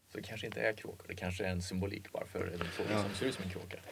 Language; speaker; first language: Swedish; native; Swedish